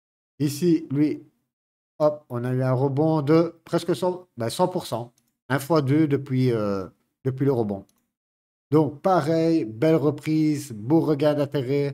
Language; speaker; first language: French; native; French